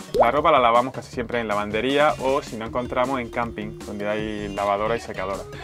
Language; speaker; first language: Spanish; native; Spanish